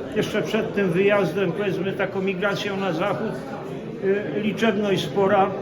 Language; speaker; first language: Polish; native; Polish